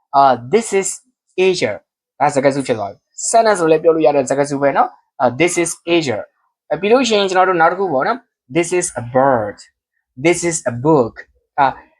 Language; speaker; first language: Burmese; native; Burmese